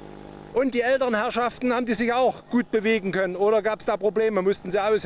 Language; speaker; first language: German; native; German